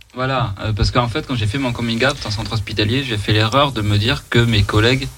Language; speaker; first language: French; native; French